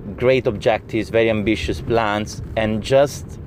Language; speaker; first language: English; non-native, fluent; Italian